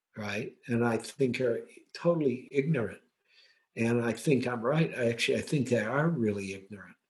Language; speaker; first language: English; native; English